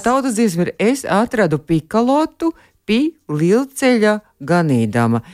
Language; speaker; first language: Latvian; native; Latvian